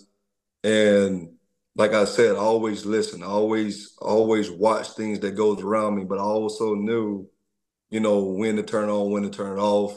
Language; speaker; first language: English; native; English